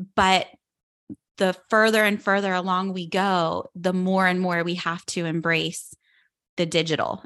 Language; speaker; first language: English; native; English